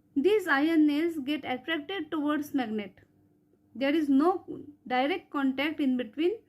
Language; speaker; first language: English; non-native, local second language; Marathi